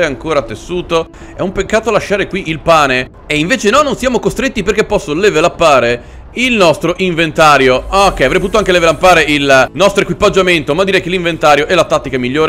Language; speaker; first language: Italian; native; Italian